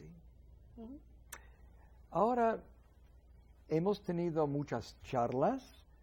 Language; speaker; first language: Spanish; non-native, fluent; English